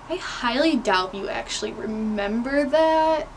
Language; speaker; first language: English; native; English